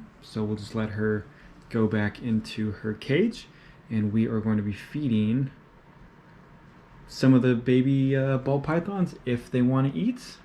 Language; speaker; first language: English; native; English